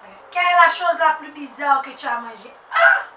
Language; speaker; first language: French; non-native, local second language; Haitian Creole